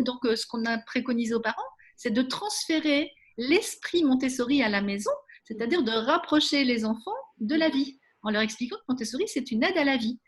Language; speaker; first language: French; native; French